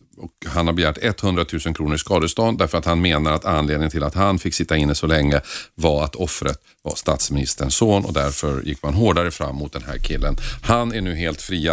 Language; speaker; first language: Swedish; native; Swedish